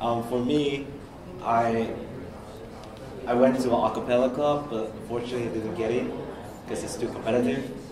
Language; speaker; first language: English; non-native, fluent; Chinese